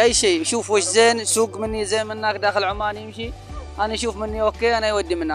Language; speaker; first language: Arabic; native; Arabic